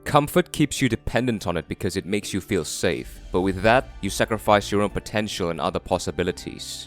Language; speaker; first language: English; non-native, fluent; Korean